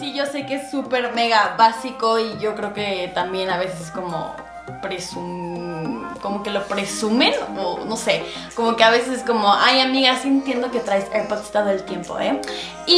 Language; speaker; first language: Spanish; native; Spanish